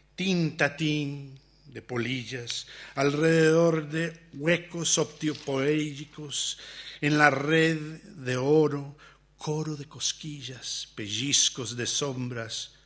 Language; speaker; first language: Spanish; early bilingual, heritage; Spanish